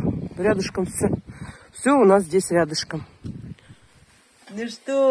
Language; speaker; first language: Russian; native; Russian